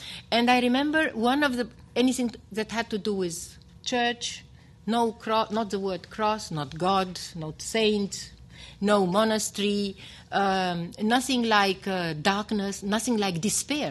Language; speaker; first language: English; non-native, fluent; Romanian